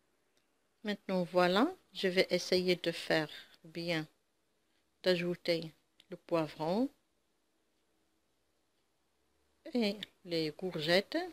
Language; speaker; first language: French; non-native, local second language; Arabic